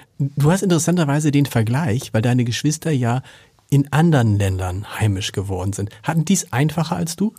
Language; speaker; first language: German; native; German